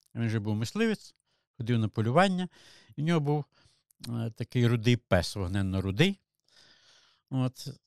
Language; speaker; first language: Ukrainian; native; Ukrainian